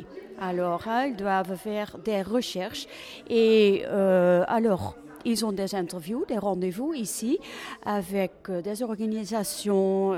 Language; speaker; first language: French; non-native, fluent; Dutch